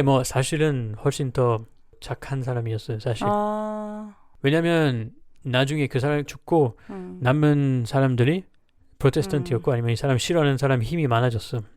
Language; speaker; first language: Korean; non-native, learner; French